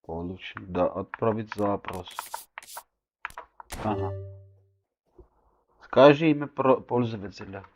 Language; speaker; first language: Russian; non-native, local second language; Armenian